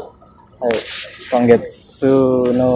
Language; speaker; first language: Japanese; non-native, learner; Indonesian